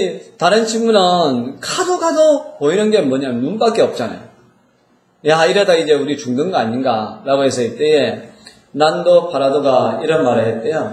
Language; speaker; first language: Korean; native; Korean